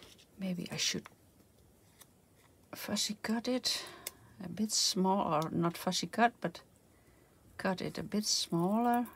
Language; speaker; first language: English; non-native, fluent; Dutch